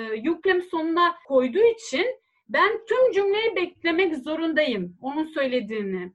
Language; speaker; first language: Turkish; non-native, fluent; Serbian